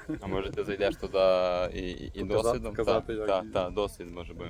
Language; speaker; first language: Ukrainian; native; Ukrainian